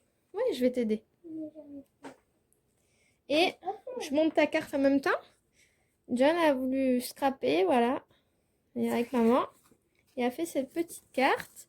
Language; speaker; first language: French; native; French